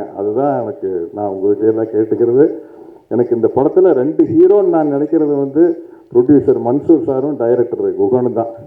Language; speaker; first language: Tamil; native; Tamil